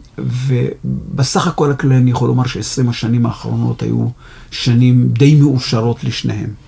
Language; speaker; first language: Hebrew; native; Hebrew